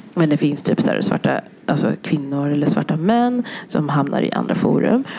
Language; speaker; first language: Swedish; early bilingual, other home language; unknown